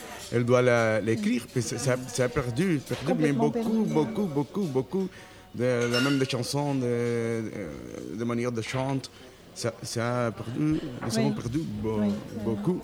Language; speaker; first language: French; non-native, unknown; Spanish